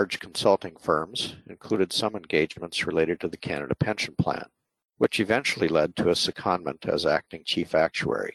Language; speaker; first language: English; native; English